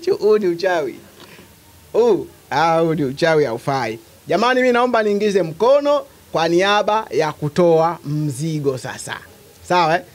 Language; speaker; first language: Swahili; native; Swahili